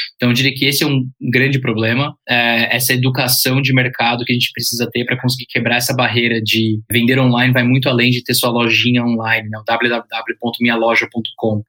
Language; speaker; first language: Portuguese; early bilingual, heritage; Portuguese